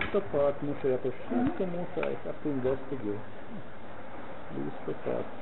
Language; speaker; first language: Polish; non-native, learner; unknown